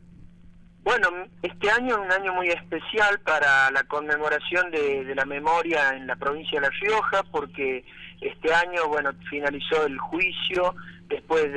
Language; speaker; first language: Spanish; native; Spanish